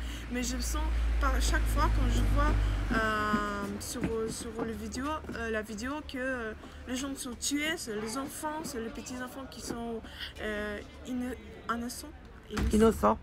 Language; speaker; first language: French; non-native, learner; Ukrainian